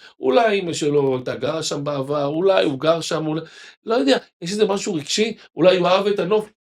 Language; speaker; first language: Hebrew; native; Hebrew